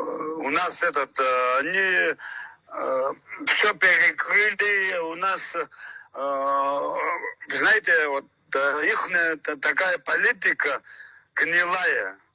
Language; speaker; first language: Russian; non-native, local second language; Abkhazian